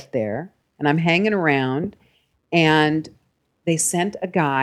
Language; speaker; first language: English; native; English